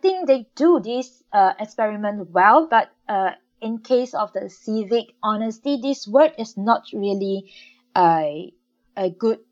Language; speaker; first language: English; non-native, local second language; Chinese